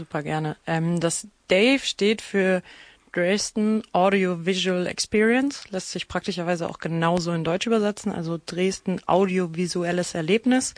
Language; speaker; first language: German; native; German